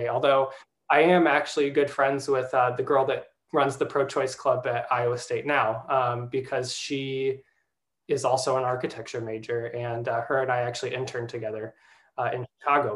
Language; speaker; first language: English; native; English